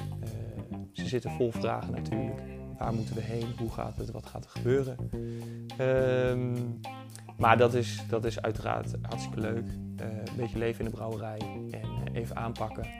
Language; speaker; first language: Dutch; native; Dutch